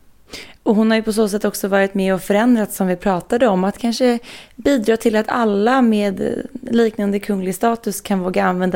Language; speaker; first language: Swedish; native; Swedish